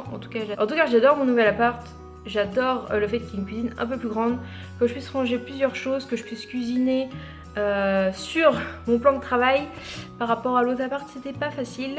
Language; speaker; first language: French; native; French